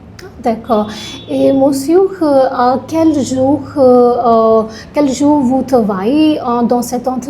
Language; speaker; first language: French; non-native, learner; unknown